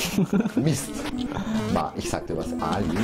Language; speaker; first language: German; native; German